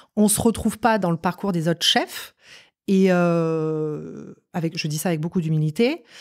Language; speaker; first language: French; native; French